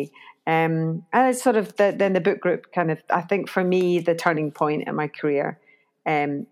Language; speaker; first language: English; native; English